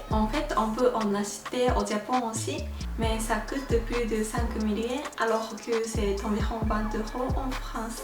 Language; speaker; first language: French; non-native, fluent; Japanese